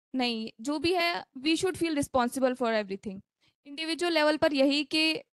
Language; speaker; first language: Hindi; native; Hindi